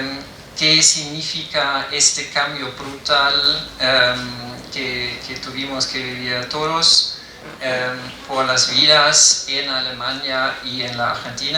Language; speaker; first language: Spanish; non-native, fluent; German